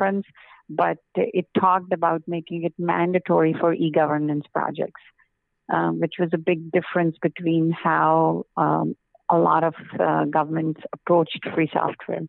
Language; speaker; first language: English; non-native, local second language; Hindi